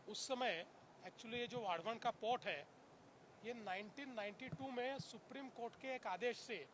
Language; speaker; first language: Hindi; non-native, local second language; Marathi